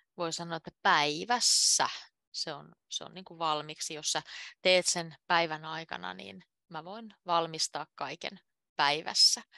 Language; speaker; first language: Finnish; native; Finnish